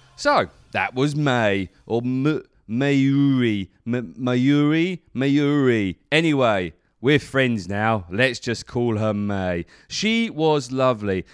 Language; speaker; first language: English; native; English